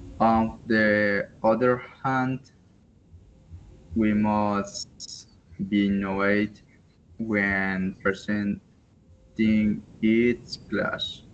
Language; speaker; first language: English; non-native, learner; Spanish